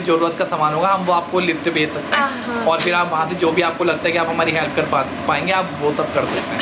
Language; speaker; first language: Hindi; native; Hindi